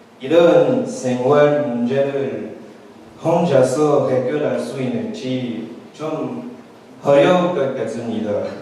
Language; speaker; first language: Korean; non-native, learner; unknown